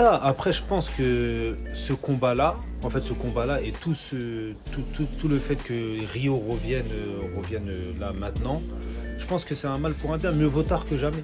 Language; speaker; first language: French; native; French